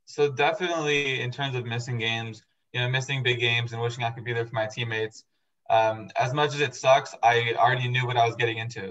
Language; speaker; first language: English; native; English